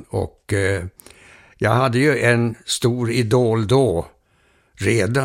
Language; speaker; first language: Swedish; early bilingual, heritage; Swedish